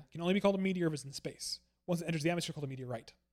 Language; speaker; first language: English; native; English